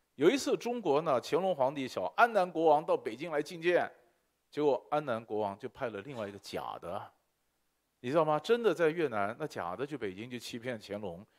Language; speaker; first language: Chinese; native; Chinese